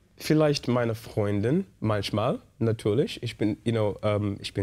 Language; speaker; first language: German; non-native, learner; English